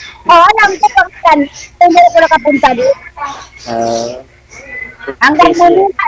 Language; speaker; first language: Filipino; non-native, local second language; Cebuano